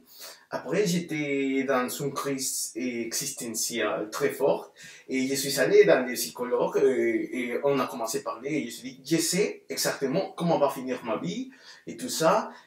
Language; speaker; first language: French; non-native, fluent; Spanish